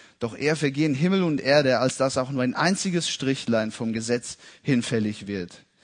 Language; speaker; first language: German; early bilingual, heritage; German